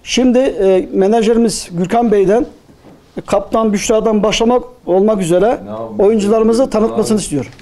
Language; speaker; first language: Turkish; native; Turkish